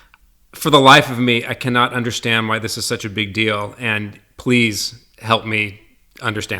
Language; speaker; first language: English; native; English